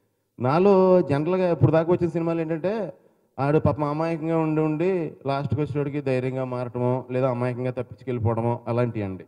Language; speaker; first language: Telugu; native; Telugu